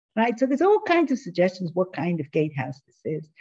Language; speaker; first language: English; native; English